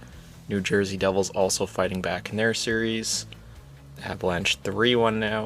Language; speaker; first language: English; native; English